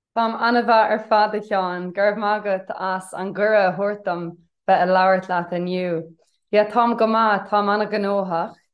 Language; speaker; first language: Irish; non-native, local second language; English